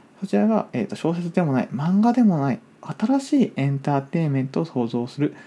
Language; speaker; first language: Japanese; native; Japanese